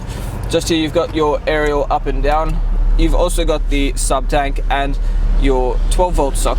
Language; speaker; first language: English; native; English